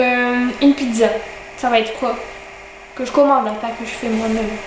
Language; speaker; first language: French; native; French